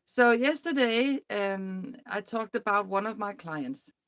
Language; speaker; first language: English; non-native, fluent; Danish